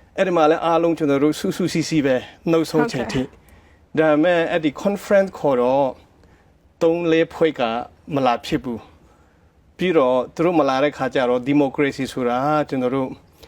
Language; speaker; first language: Burmese; non-native, local second language; Hakha Chin